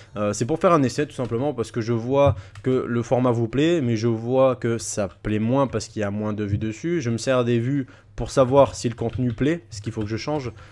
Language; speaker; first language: French; native; French